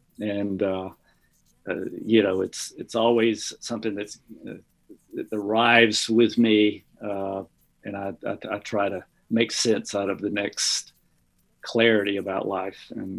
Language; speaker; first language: English; native; English